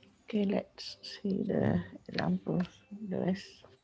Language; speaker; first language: English; non-native, local second language; Malay